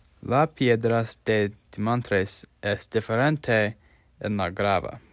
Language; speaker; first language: Spanish; non-native, learner; English